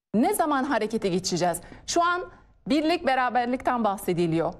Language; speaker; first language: Turkish; non-native, fluent; Arabic